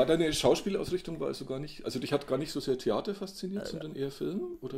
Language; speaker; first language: German; native; German